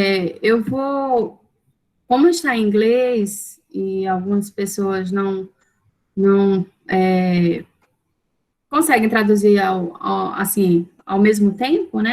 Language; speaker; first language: Portuguese; native; Portuguese